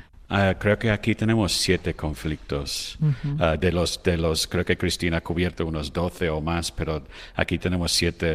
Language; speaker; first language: Spanish; non-native, fluent; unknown